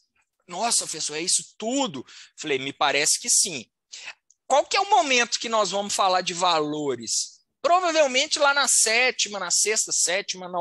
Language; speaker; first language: Portuguese; native; Portuguese